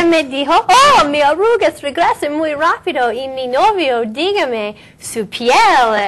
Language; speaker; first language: Spanish; non-native, learner; English